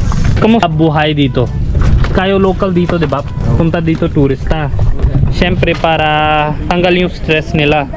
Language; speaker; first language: Filipino; non-native, learner; Hindi